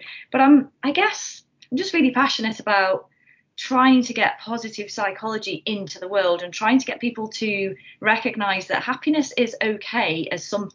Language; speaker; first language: English; native; English